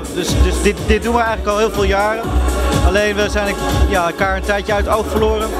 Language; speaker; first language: Dutch; native; Dutch